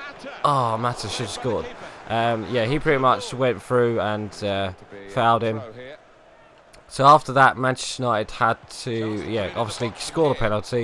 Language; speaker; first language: English; native; English